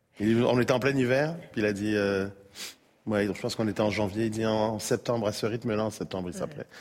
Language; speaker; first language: French; native; French